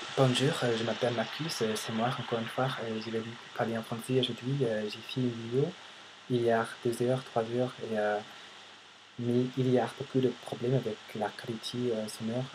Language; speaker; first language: French; non-native, learner; English